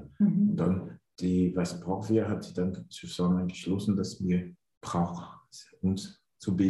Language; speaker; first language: German; non-native, learner; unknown